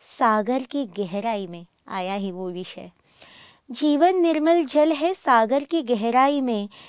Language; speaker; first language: Hindi; native; Hindi